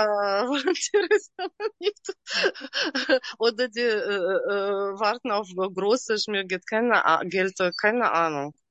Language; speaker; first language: German; non-native, learner; Russian